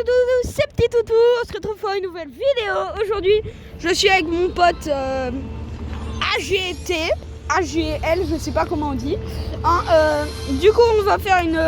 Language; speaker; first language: French; native; French